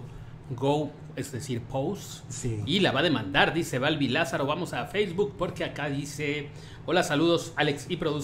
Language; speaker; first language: Spanish; native; Spanish